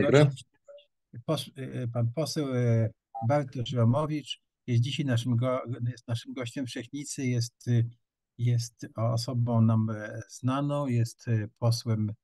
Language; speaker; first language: Polish; native; Polish